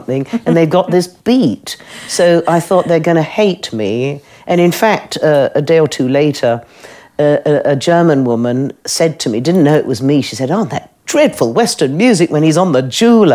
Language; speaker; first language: English; native; English